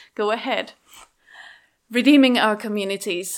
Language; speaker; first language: English; non-native, fluent; Swiss German